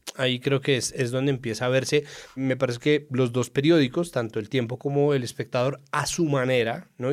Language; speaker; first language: Spanish; native; Spanish